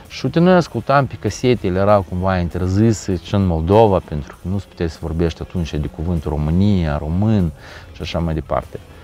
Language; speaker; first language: Romanian; non-native, local second language; Russian